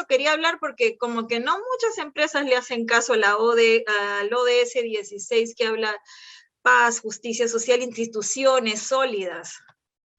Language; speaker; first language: Spanish; native; Spanish